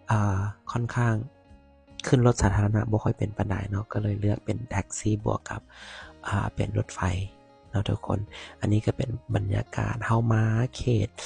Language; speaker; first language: Thai; non-native, local second language; Lao